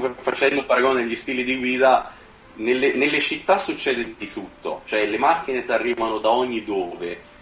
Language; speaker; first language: Italian; native; Italian